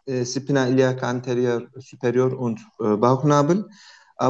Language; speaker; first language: German; non-native, learner; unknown